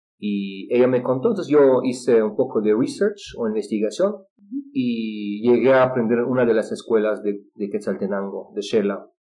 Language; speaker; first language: Spanish; non-native, fluent; Russian